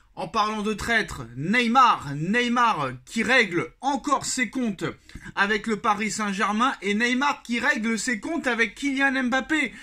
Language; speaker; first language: French; native; French